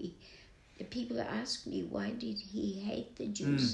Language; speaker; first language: English; non-native, local second language; German